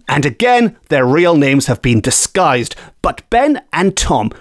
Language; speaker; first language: English; native; English